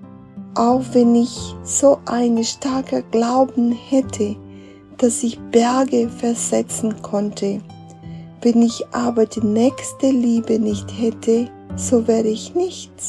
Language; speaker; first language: German; non-native, fluent; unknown